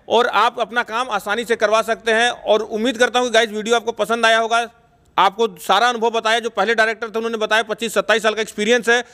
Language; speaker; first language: Hindi; native; Hindi